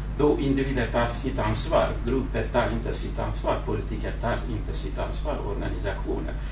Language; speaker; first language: Swedish; non-native, fluent; Kurdish